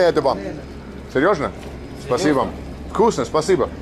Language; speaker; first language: Russian; non-native, learner; English